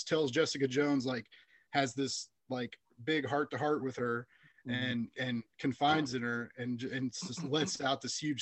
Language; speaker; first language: English; native; English